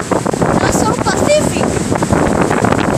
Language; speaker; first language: English; non-native, learner; Spanish